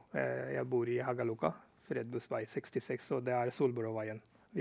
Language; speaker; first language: Norwegian; non-native, fluent; Rohingya